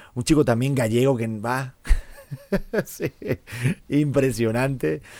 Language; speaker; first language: Spanish; native; Spanish